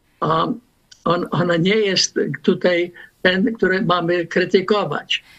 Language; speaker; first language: Polish; non-native, fluent; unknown